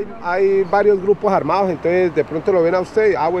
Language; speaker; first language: Spanish; native; Spanish